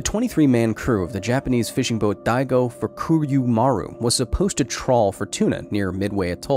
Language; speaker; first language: English; native; English